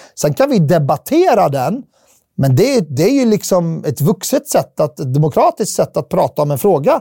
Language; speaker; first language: Swedish; early bilingual, other home language; Arabic